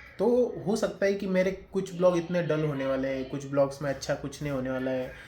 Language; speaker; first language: Hindi; non-native, local second language; Marathi